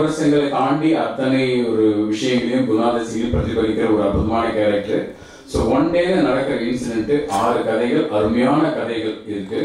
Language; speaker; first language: Tamil; native; Tamil